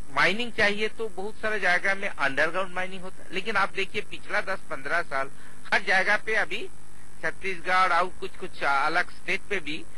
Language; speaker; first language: Hindi; non-native, local second language; Bangla